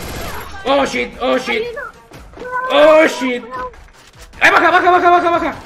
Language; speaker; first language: Spanish; native; Spanish